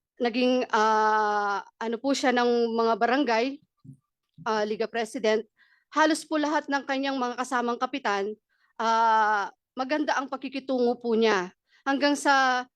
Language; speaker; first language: Filipino; non-native, local second language; Pampanga